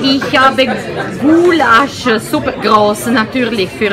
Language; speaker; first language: German; non-native, learner; Italian